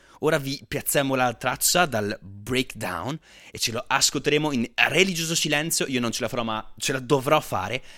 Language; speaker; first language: Italian; native; Italian